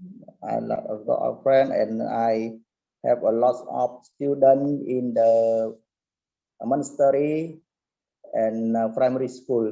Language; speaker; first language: English; non-native, learner; Khmer